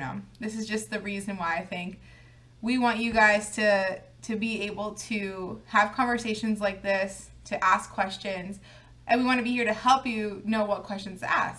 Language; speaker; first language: English; native; English